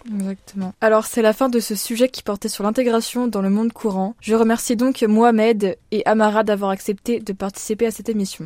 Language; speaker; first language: French; native; French